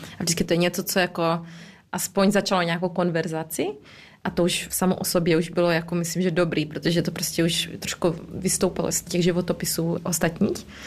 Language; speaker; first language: Czech; early bilingual, heritage; Czech